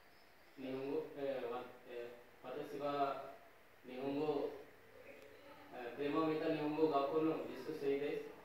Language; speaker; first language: Japanese; non-native, learner; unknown